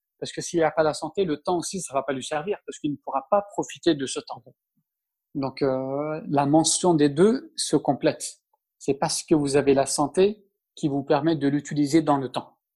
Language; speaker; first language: French; early bilingual, other home language; Turkish